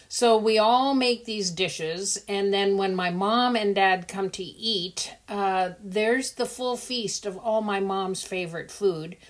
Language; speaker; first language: English; early bilingual, other home language; Dutch